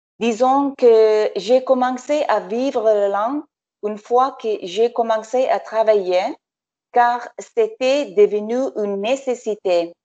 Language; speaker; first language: French; non-native, fluent; English